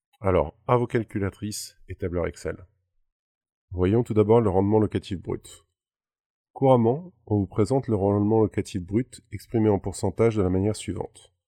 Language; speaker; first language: French; native; French